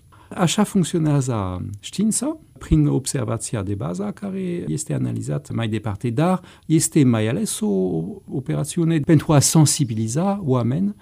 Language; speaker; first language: Romanian; non-native, fluent; French